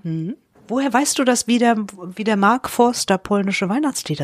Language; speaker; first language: German; native; German